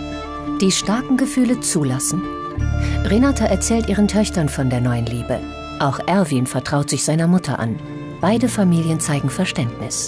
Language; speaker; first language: German; native; German